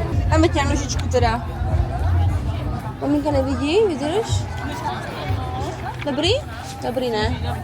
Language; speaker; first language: Czech; native; Czech